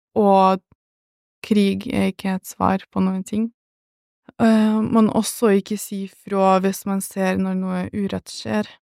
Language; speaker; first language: Norwegian; early bilingual, other home language; Russian